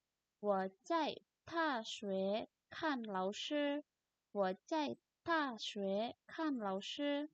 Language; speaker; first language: Chinese; non-native, fluent; Indonesian